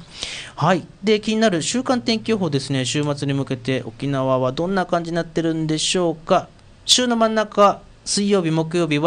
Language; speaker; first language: Japanese; native; Japanese